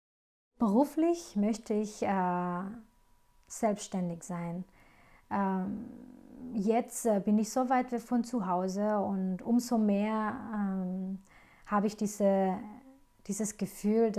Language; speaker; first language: German; non-native, fluent; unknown